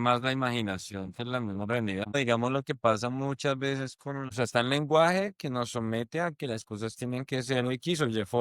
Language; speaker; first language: Spanish; native; Spanish